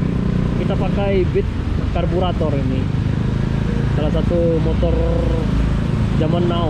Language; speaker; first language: Indonesian; native; Indonesian